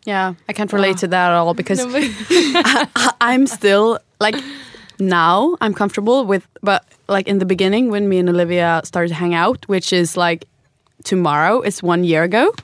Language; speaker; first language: English; non-native, fluent; Swedish